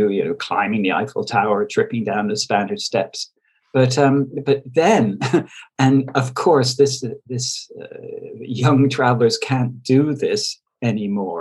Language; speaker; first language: English; native; English